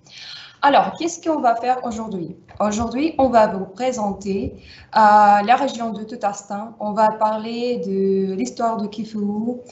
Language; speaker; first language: French; non-native, fluent; Russian